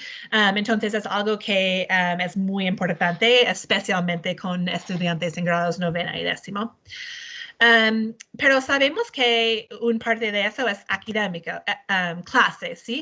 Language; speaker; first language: Spanish; non-native, learner; English